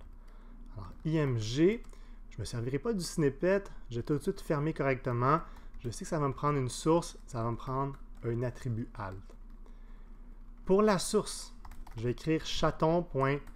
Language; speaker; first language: French; native; French